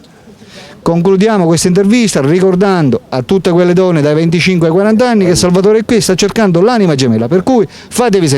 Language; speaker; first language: Italian; native; Italian